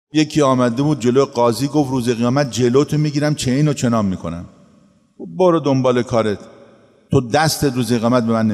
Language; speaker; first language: Persian; native; Persian